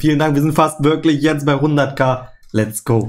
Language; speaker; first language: German; native; German